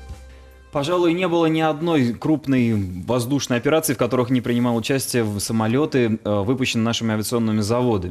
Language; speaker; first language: Russian; native; Russian